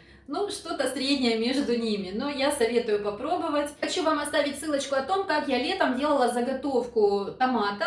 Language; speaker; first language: Russian; native; Russian